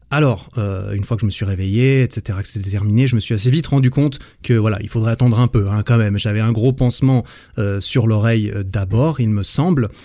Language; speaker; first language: French; native; French